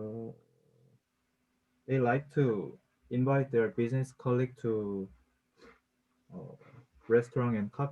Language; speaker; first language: English; non-native, learner; Korean